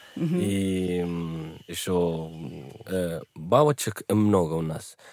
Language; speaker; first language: Russian; non-native, learner; Spanish